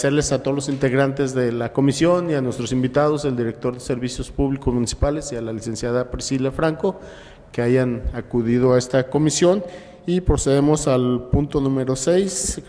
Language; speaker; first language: Spanish; native; Spanish